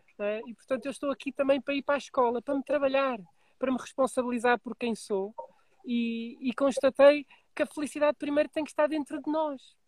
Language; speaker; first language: Portuguese; native; Portuguese